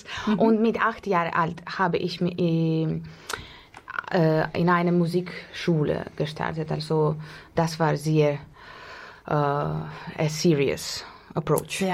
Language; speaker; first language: German; non-native, fluent; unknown